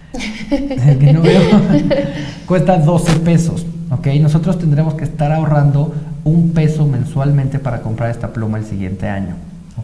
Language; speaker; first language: Spanish; native; Spanish